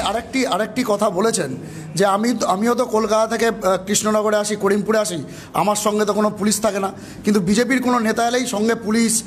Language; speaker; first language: Bangla; native; Bangla